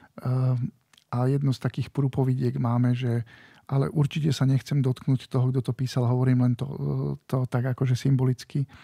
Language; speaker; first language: Slovak; native; Slovak